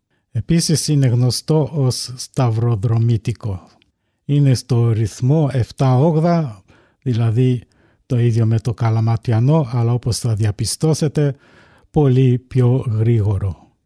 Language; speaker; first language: Greek; native; Greek